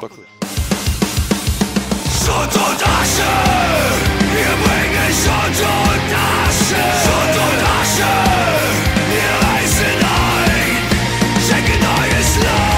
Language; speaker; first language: German; native; German